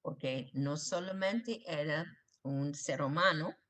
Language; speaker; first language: Spanish; non-native, learner; English